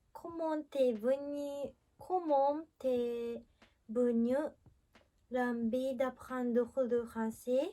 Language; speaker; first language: French; non-native, learner; Japanese